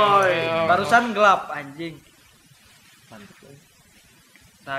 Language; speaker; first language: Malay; non-native, local second language; Sundanese